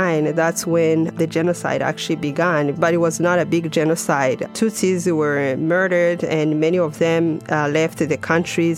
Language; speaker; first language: English; non-native, local second language; Kinyarwanda